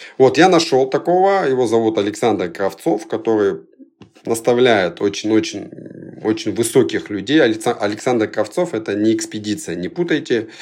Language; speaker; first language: Russian; early bilingual, other home language; Georgian